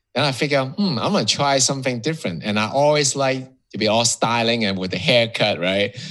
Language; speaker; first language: English; non-native, local second language; Cantonese